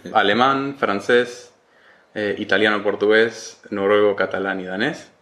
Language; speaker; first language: Spanish; native; Spanish